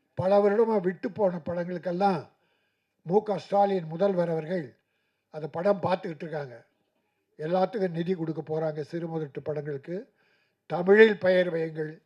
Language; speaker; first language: Tamil; native; Tamil